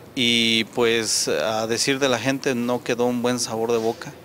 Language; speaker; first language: Spanish; native; Spanish